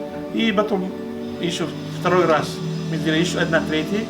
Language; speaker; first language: Russian; non-native, fluent; Arabic